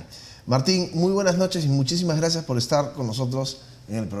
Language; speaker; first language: Spanish; native; Spanish